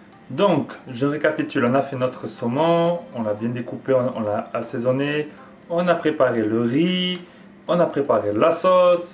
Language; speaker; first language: French; native; French